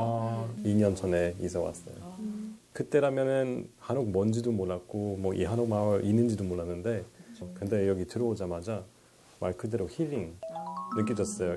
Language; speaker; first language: Korean; non-native, fluent; English